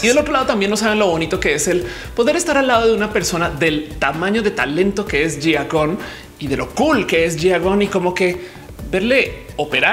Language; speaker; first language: Spanish; native; Spanish